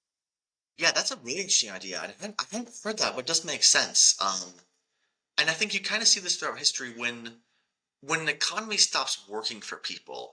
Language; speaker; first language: English; native; English